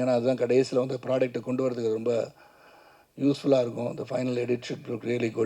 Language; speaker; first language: Tamil; native; Tamil